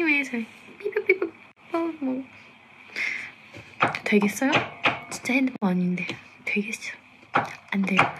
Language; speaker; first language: Korean; non-native, fluent; English